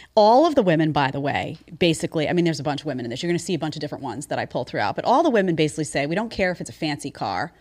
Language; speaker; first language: English; native; English